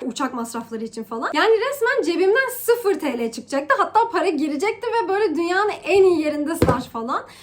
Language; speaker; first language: Turkish; early bilingual, heritage; Turkish